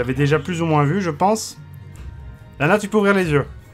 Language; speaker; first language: French; native; French